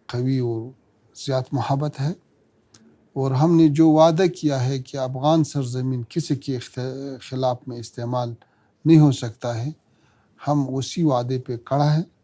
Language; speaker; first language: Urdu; non-native, fluent; Pashto